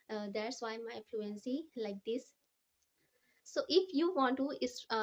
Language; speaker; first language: English; non-native, learner; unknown